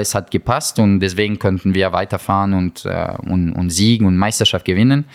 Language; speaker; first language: German; non-native, fluent; French